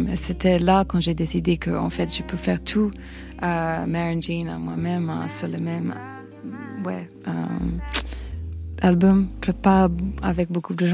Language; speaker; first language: French; non-native, fluent; English